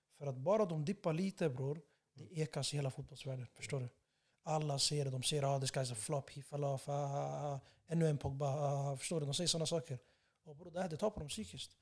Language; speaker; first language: Swedish; early bilingual, other home language; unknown